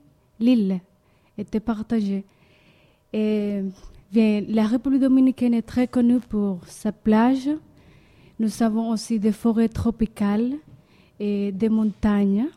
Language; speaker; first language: French; non-native, learner; Spanish